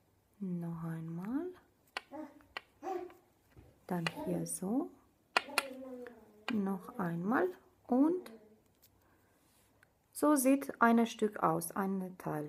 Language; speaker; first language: German; non-native, fluent; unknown